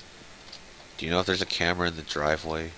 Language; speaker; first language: English; native; English